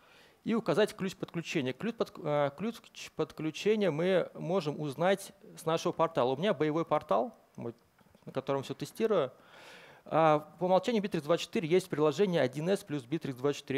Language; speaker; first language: Russian; native; Russian